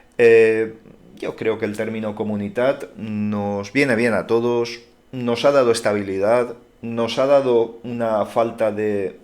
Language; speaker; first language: Spanish; non-native, local second language; Catalan